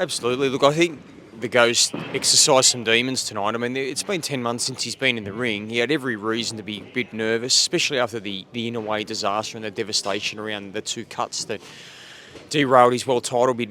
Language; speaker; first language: English; native; English